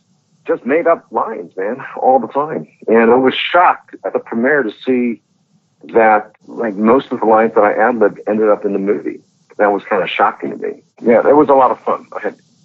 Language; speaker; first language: English; non-native, local second language; Cantonese